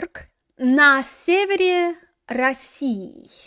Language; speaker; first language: Russian; non-native, fluent; English